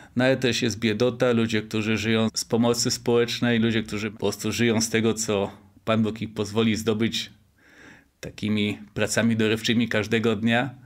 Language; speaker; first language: Polish; native; Polish